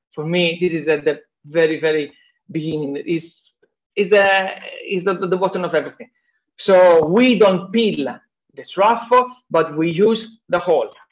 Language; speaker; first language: English; non-native, fluent; Italian